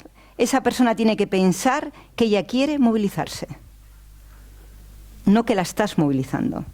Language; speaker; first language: Spanish; native; Spanish